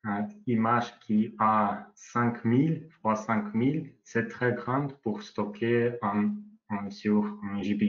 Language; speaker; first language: French; non-native, learner; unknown